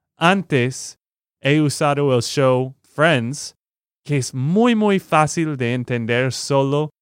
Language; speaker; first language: Spanish; non-native, learner; English